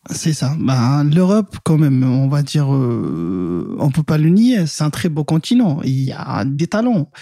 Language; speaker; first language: French; non-native, local second language; Arabic